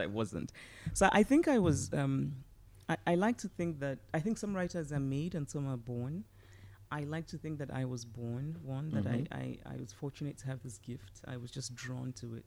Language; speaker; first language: English; non-native, local second language; Igbo